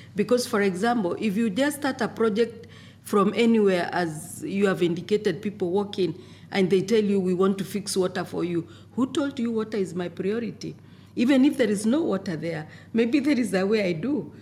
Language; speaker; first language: English; non-native, local second language; Masai